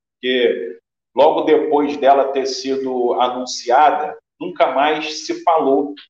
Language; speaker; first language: Portuguese; native; Portuguese